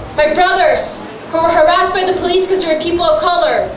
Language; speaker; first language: English; native; English